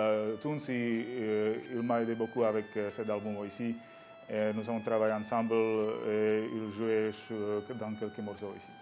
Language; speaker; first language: French; non-native, learner; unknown